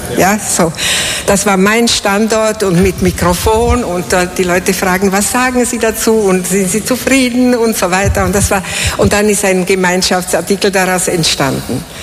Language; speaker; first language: German; non-native, fluent; Czech